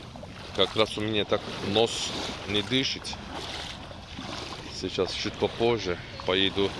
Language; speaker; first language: Russian; non-native, learner; Turkish